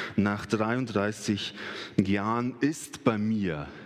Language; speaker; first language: German; early bilingual, other home language; Russian